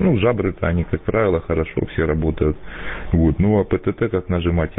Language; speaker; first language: Russian; native; Russian